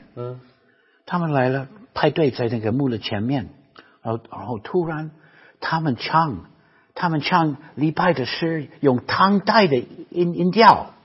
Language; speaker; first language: Chinese; non-native, fluent; English